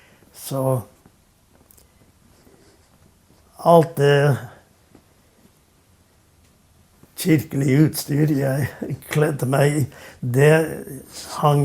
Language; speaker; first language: Norwegian; non-native, fluent; English